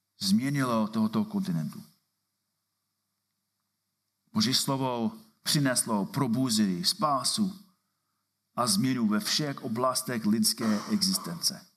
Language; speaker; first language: Czech; non-native, fluent; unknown